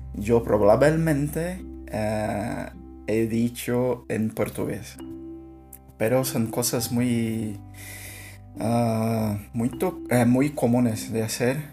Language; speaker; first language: Spanish; non-native, learner; Portuguese